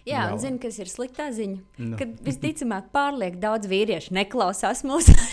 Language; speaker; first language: Latvian; native; Latvian